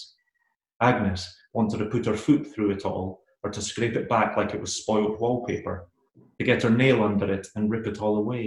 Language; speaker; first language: English; native; English